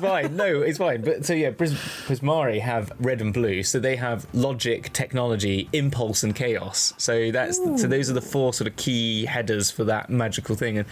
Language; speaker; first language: English; native; English